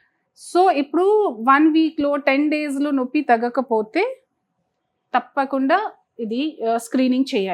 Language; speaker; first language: Telugu; non-native, fluent; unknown